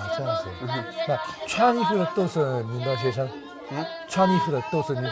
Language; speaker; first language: Chinese; non-native, fluent; Korean